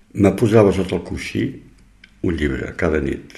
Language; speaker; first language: Catalan; native; Catalan